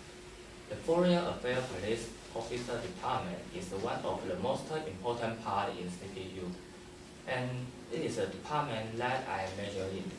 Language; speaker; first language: English; non-native, learner; Chinese